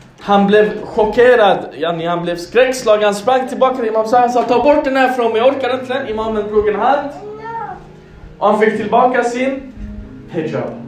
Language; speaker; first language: Swedish; non-native, fluent; Arabic